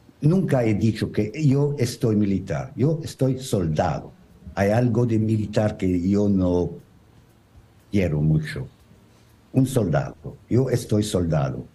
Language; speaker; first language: Spanish; non-native, learner; French